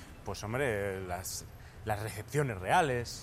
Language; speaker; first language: Spanish; native; Spanish